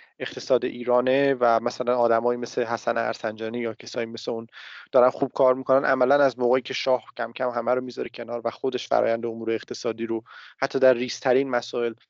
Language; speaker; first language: Persian; native; Persian